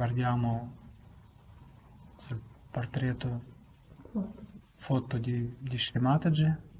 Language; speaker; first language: Italian; non-native, learner; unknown